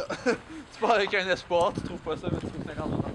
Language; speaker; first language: French; native; French